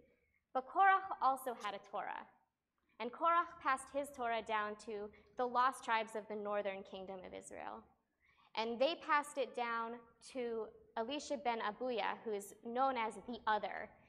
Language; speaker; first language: English; native; English